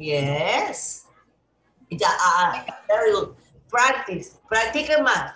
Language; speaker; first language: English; non-native, learner; Spanish